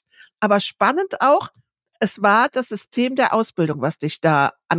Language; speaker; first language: German; native; German